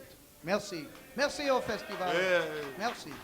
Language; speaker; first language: French; non-native, learner; English